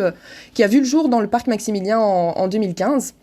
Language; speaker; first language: French; native; French